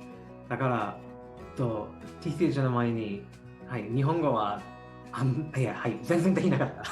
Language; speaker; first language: Japanese; non-native, learner; English